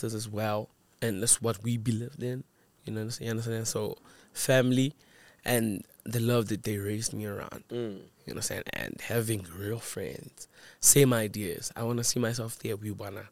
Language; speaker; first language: English; non-native, local second language; Zulu